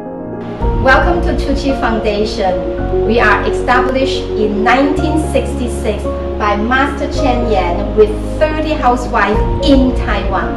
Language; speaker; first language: English; non-native, learner; Chinese